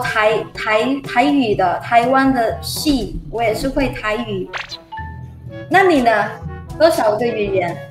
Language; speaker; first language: Chinese; early bilingual, heritage; Chinese